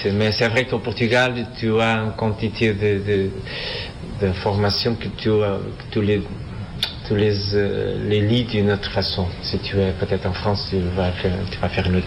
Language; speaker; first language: French; non-native, fluent; Portuguese